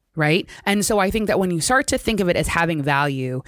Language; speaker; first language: English; native; English